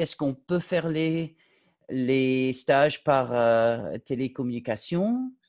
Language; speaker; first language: French; non-native, fluent; English